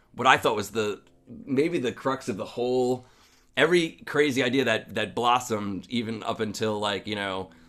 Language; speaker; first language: English; native; English